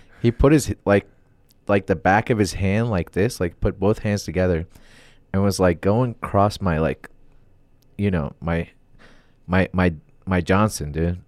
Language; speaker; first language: English; non-native, fluent; Arabic